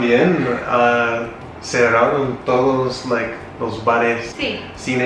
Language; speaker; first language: Spanish; non-native, learner; English